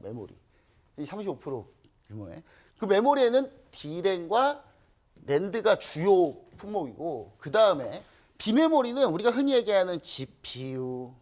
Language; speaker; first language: Korean; native; Korean